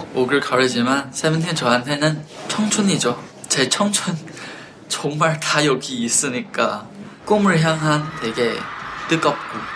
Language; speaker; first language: Korean; non-native, fluent; Chinese